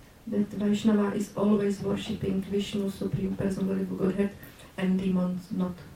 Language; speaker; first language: English; non-native, fluent; Czech